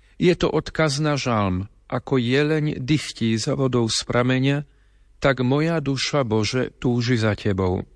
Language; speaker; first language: Slovak; native; Slovak